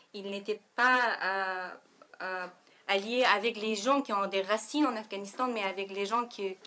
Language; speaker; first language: French; non-native, fluent; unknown